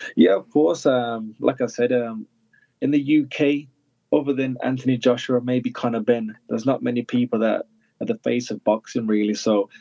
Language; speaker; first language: English; native; English